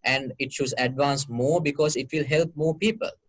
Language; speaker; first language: English; non-native, local second language; Sinhala